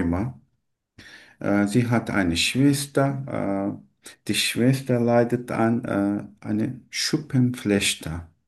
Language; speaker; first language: German; non-native, learner; Turkish